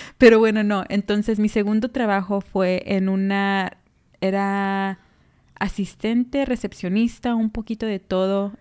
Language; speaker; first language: Spanish; early bilingual, heritage; Spanish